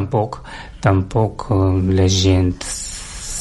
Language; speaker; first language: Catalan; non-native, learner; Russian